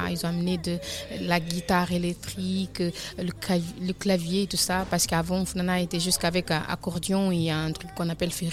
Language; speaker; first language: French; non-native, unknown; Kabuverdianu